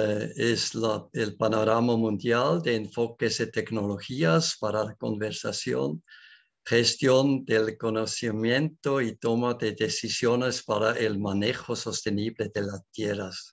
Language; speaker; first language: Spanish; non-native, learner; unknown